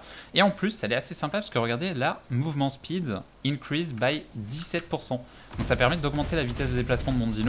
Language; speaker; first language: French; native; French